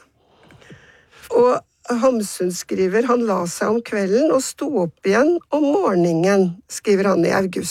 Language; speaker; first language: Norwegian; native; Norwegian